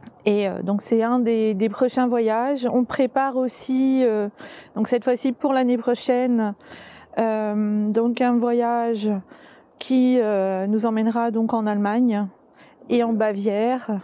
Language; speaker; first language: French; native; French